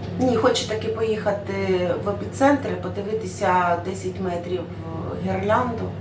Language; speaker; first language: Ukrainian; non-native, local second language; Russian